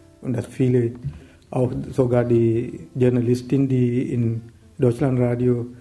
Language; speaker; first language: German; non-native, learner; Sinhala